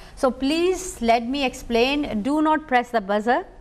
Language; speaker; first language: English; non-native, local second language; Urdu